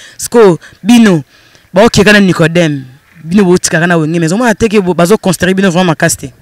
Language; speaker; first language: Lingala; native; Lingala